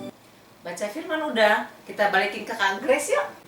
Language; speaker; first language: Indonesian; native; Indonesian